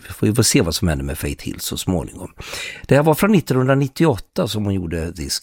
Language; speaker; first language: Swedish; native; Swedish